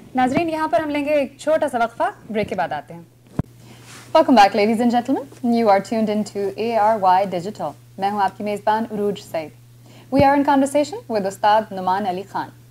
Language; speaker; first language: Urdu; native; Urdu